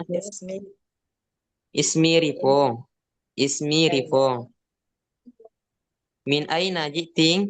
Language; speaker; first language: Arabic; non-native, learner; Indonesian